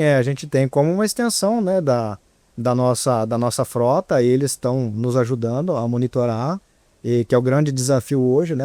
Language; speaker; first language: Portuguese; native; Portuguese